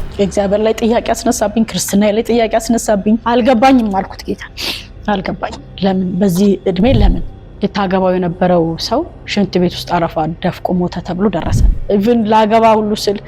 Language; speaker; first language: Amharic; native; Amharic